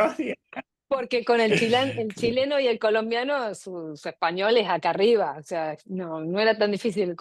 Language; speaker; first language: Spanish; native; Spanish